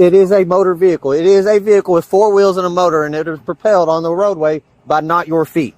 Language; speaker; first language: English; native; English